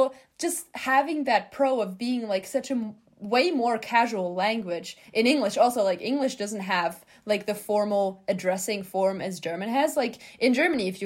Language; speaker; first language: English; non-native, fluent; German